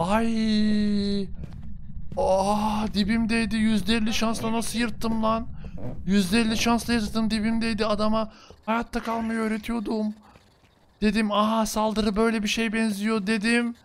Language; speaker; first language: Turkish; native; Turkish